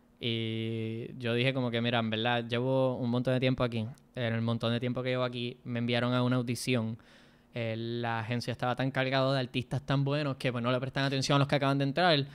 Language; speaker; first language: Spanish; native; Spanish